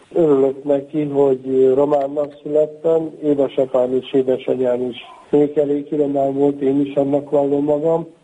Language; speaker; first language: Hungarian; non-native, local second language; Romanian